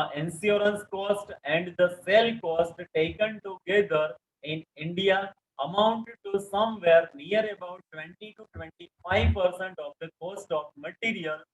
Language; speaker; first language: English; non-native, local second language; Gujarati